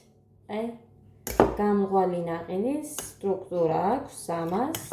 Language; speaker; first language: Georgian; native; Georgian